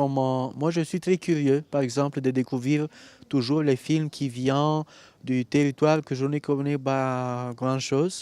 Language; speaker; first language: French; non-native, fluent; Romanian